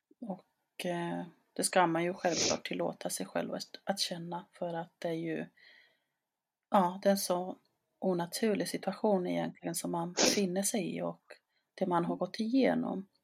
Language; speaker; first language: Swedish; native; Swedish